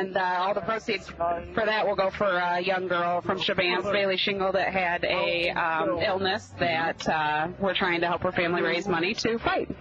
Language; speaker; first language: English; native; English